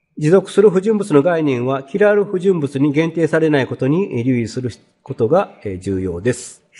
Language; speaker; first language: Japanese; native; Japanese